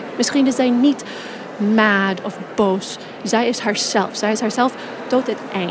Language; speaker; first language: Dutch; non-native, fluent; English